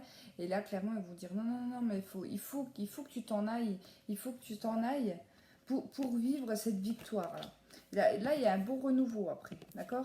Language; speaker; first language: French; native; French